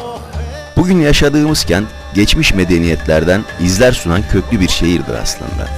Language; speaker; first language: Turkish; native; Turkish